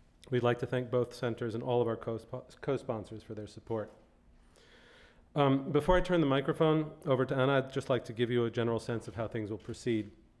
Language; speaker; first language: English; native; English